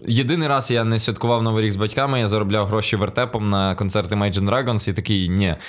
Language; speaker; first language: Ukrainian; native; Ukrainian